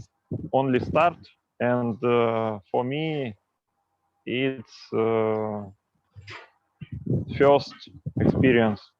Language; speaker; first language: English; non-native, local second language; Russian